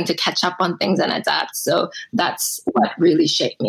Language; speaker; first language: English; early bilingual, other home language; Korean